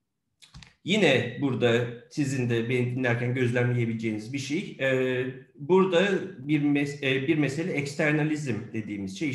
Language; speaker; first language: Turkish; native; Turkish